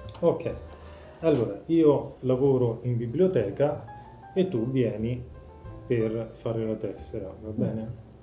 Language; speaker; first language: Italian; native; Italian